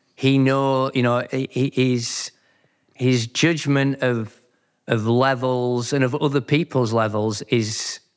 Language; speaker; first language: English; native; English